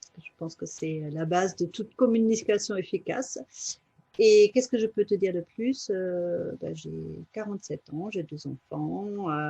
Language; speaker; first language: French; non-native, fluent; German